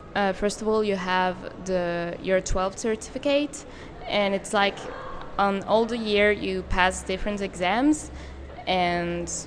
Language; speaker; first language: English; native; English